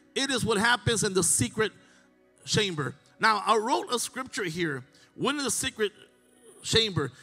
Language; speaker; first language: English; early bilingual, other home language; Spanish